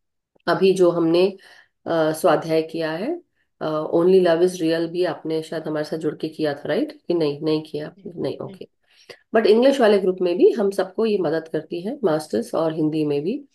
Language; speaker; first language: Hindi; native; Hindi